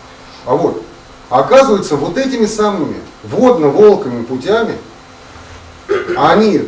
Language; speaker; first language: Russian; native; Russian